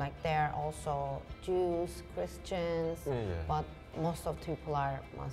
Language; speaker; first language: English; non-native, fluent; Turkish